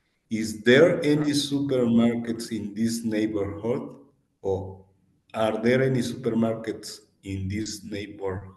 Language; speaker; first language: English; non-native, learner; Spanish